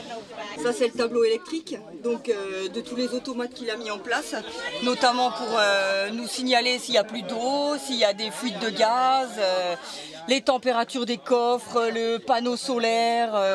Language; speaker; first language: French; native; French